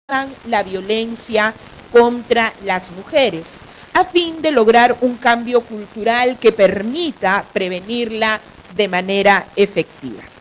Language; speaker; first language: Spanish; native; Spanish